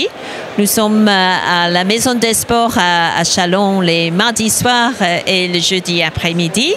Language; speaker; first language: French; non-native, fluent; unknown